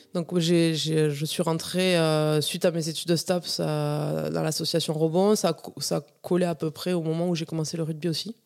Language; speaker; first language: French; native; French